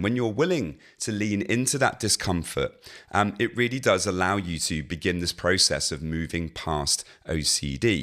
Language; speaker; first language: English; native; English